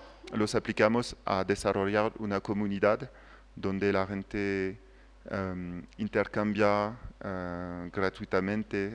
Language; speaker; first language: Spanish; non-native, fluent; French